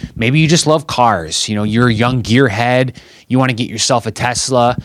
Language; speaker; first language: English; native; English